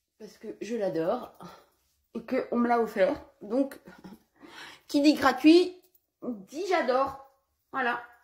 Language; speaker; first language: French; early bilingual, other home language; Portuguese